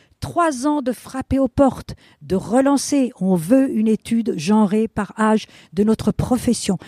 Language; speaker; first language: French; non-native, fluent; Spanish